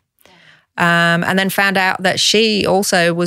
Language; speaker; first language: English; native; English